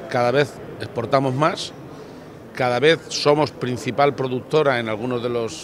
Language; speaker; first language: Spanish; native; Spanish